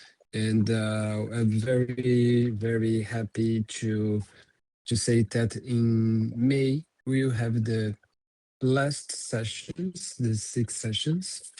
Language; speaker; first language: English; non-native, learner; Portuguese